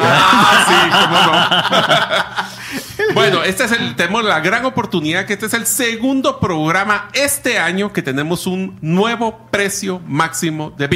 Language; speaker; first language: Spanish; native; Spanish